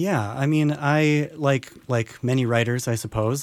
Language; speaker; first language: English; native; English